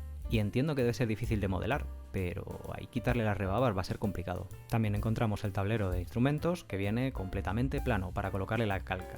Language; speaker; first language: Spanish; native; Spanish